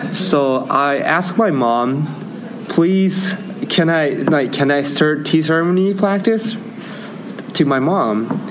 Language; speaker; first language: English; non-native, learner; Japanese